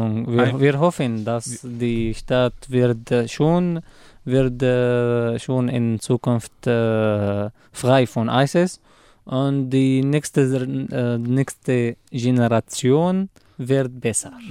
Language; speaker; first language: German; non-native, learner; Arabic